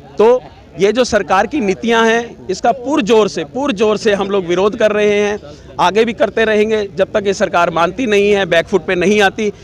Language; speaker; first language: Hindi; native; Hindi